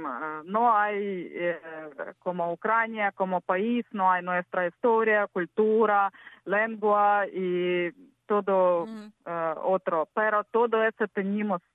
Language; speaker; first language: Spanish; non-native, learner; Ukrainian